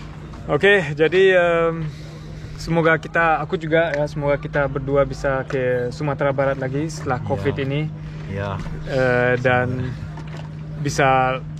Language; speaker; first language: Indonesian; early bilingual, heritage; Indonesian